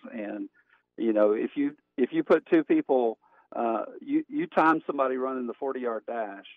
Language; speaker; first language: English; native; English